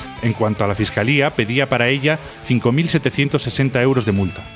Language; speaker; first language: Spanish; native; Spanish